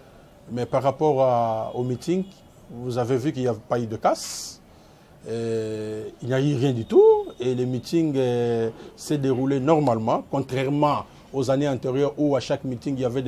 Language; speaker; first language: French; non-native, local second language; Lingala